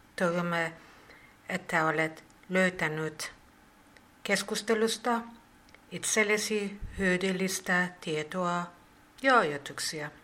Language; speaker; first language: Finnish; non-native, fluent; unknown